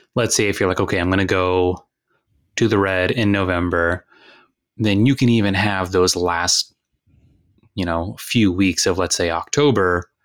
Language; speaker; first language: English; native; English